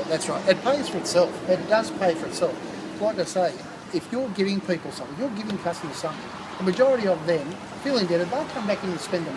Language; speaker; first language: English; native; English